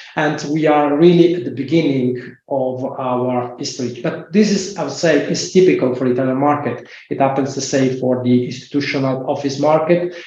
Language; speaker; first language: English; non-native, fluent; Italian